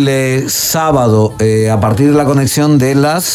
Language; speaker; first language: Spanish; native; Spanish